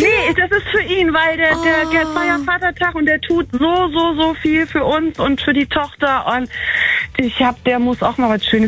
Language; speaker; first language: German; native; German